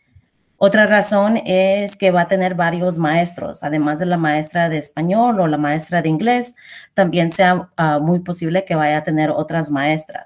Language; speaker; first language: Spanish; early bilingual, heritage; Spanish